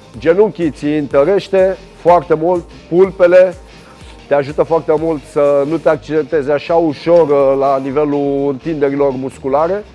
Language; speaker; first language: Romanian; early bilingual, heritage; Romanian